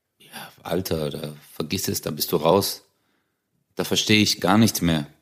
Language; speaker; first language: German; early bilingual, other home language; Turkish